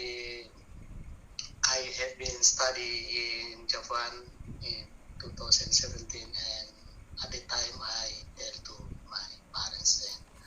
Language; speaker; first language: English; non-native, learner; Buginese